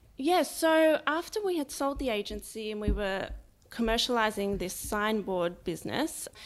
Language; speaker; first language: English; native; English